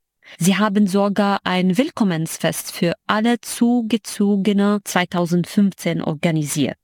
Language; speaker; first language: German; non-native, fluent; Arabic